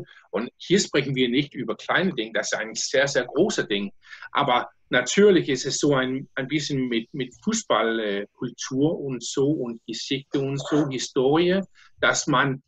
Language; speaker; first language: German; non-native, learner; Danish